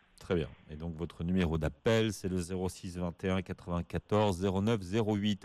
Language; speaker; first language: French; native; French